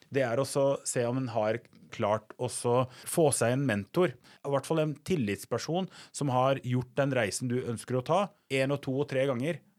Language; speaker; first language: Norwegian; early bilingual, other home language; Arabic